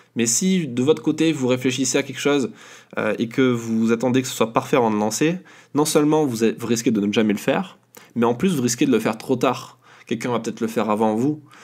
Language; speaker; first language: French; native; French